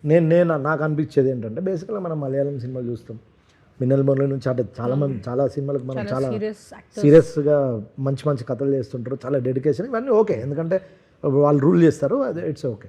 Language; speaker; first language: Telugu; native; Telugu